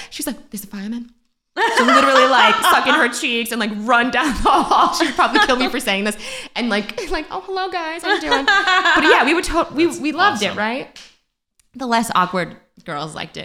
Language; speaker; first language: English; native; English